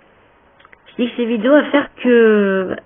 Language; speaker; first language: French; native; French